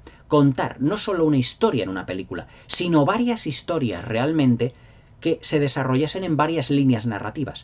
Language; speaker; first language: Spanish; native; Spanish